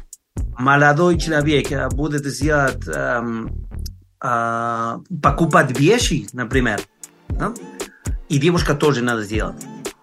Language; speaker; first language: Russian; non-native, learner; Spanish